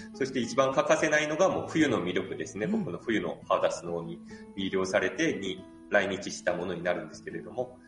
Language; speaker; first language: Japanese; non-native, fluent; Korean